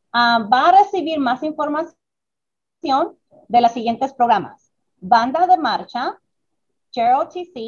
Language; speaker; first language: Spanish; early bilingual, other home language; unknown